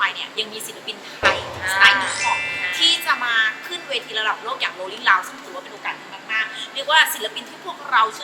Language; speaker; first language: Thai; native; Thai